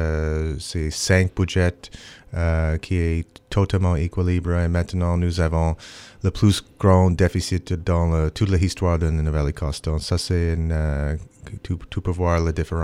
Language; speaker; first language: French; non-native, local second language; English